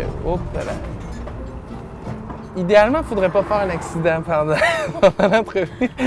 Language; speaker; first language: French; native; French